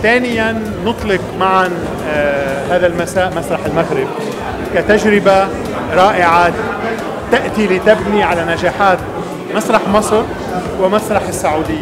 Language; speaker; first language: Arabic; native; Arabic